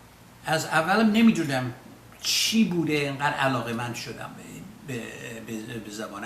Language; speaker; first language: Persian; non-native, fluent; English